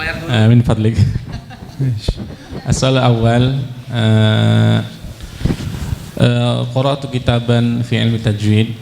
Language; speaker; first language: Arabic; non-native, fluent; Indonesian